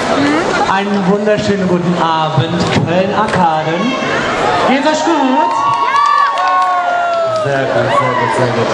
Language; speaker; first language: German; native; German